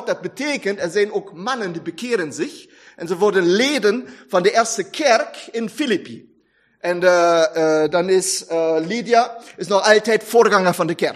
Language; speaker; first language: Dutch; non-native, fluent; German